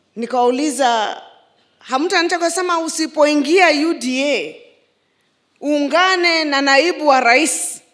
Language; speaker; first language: Swahili; non-native, local second language; Kikuyu